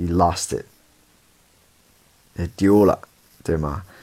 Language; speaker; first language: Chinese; non-native, fluent; English